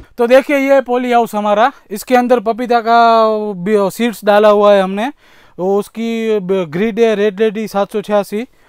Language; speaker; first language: Hindi; non-native, local second language; Gujarati